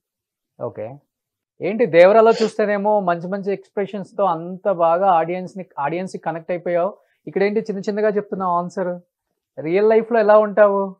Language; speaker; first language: Telugu; native; Telugu